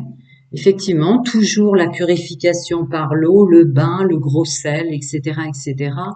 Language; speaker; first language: French; native; French